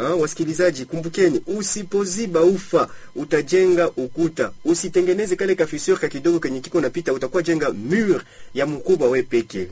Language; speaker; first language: Swahili; native; Swahili